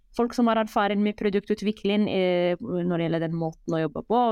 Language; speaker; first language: Norwegian; non-native, fluent; Arabic